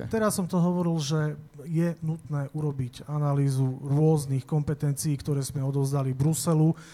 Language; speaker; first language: Slovak; native; Slovak